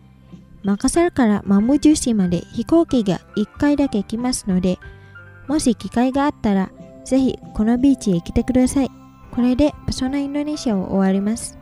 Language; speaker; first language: Japanese; non-native, fluent; Indonesian